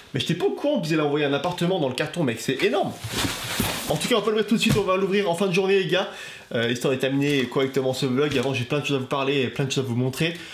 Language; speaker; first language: French; native; French